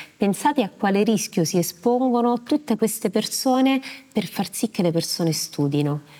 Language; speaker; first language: Italian; native; Italian